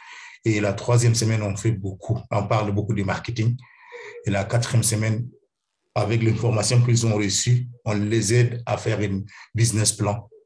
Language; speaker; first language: French; non-native, fluent; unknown